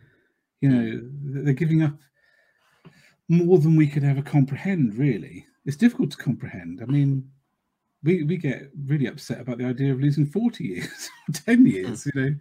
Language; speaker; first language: English; native; English